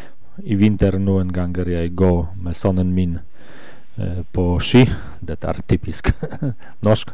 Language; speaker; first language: Swedish; non-native, learner; Norwegian